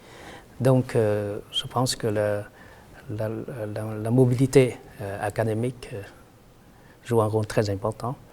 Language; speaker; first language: French; non-native, fluent; Vietnamese